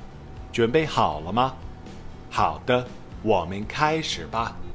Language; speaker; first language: Chinese; non-native, fluent; English